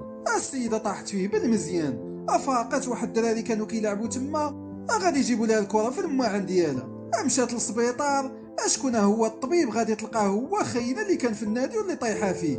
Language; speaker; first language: Arabic; native; Arabic